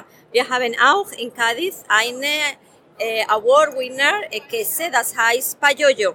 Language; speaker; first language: German; non-native, learner; Spanish